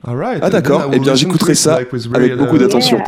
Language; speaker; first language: French; native; French